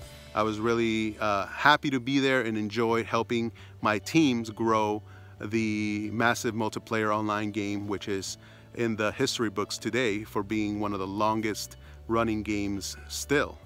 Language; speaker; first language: English; early bilingual, other home language; Spanish